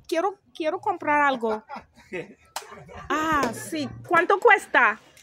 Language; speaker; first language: Spanish; non-native, fluent; English